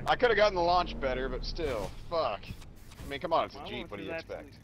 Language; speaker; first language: English; native; English